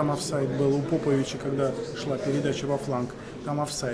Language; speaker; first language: Russian; native; Russian